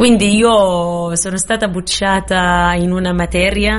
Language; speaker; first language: Italian; non-native, fluent; Arabic